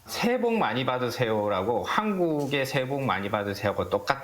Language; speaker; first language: Korean; native; Korean